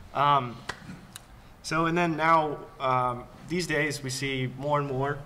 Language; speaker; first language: English; native; English